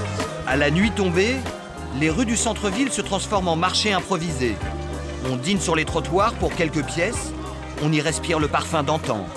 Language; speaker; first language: French; native; French